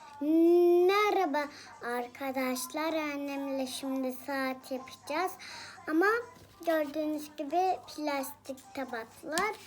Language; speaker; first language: Turkish; early bilingual, heritage; Turkish